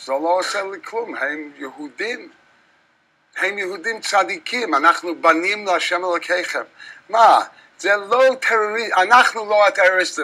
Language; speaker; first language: Hebrew; non-native, fluent; English